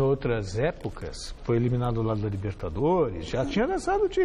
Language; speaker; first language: Portuguese; native; Portuguese